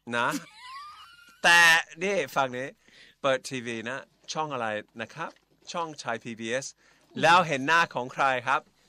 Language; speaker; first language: Thai; non-native, fluent; English